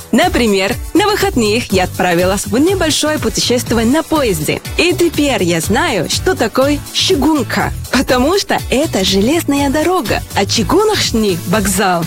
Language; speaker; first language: Russian; non-native, fluent; Spanish